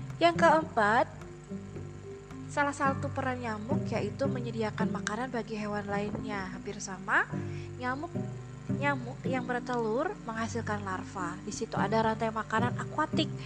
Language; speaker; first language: Indonesian; native; Indonesian